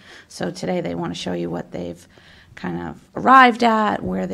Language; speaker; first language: English; native; English